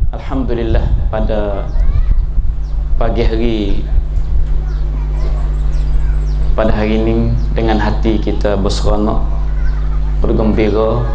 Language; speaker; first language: Malay; native; Malay